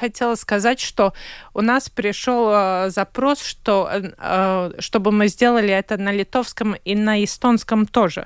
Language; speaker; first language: Russian; non-native, local second language; Latvian